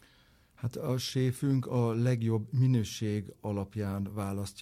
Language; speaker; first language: Hungarian; non-native, fluent; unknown